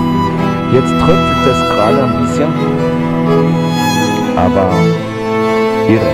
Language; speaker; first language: German; non-native, fluent; French